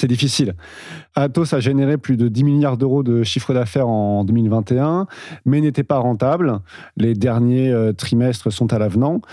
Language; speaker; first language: French; native; French